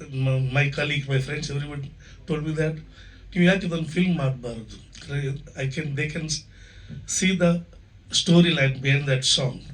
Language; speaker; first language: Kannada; non-native, local second language; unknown